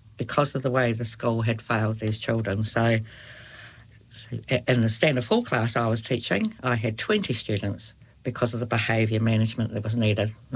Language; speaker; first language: English; native; English